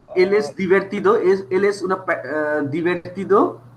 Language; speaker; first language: Spanish; non-native, fluent; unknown